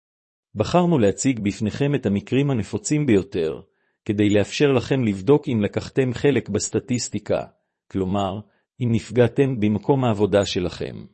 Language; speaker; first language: Hebrew; native; Hebrew